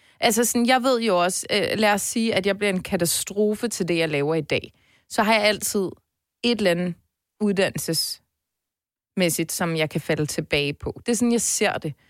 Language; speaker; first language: Danish; early bilingual, other home language; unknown